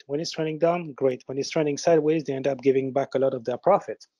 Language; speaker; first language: English; early bilingual, other home language; French